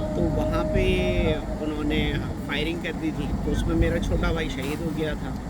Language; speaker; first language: Urdu; native; Urdu